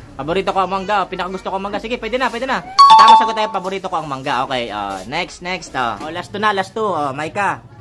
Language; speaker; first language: Filipino; non-native, local second language; Cebuano